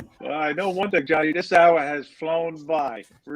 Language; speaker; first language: English; native; English